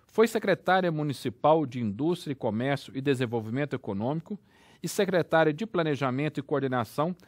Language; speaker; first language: Portuguese; native; Portuguese